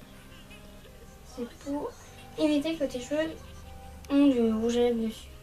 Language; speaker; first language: French; native; French